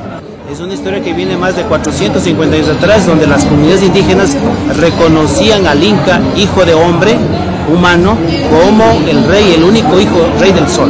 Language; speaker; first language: Spanish; native; Spanish